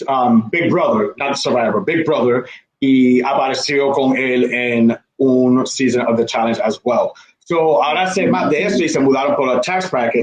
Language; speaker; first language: Spanish; early bilingual, heritage; Spanish